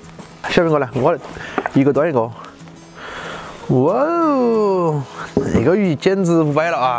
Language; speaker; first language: Chinese; native; Chinese